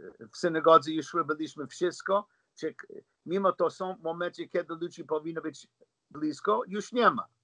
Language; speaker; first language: Polish; non-native, learner; English